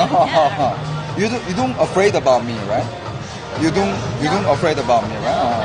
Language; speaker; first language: English; non-native, learner; Korean